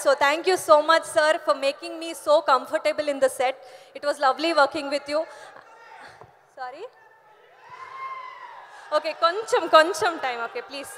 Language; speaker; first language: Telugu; non-native, learner; Kannada